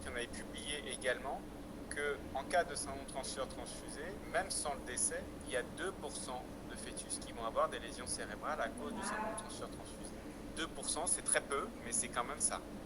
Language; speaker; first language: French; native; French